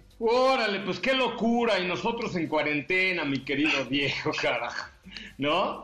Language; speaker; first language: Spanish; native; Spanish